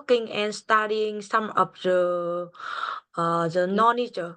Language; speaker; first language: English; non-native, learner; Vietnamese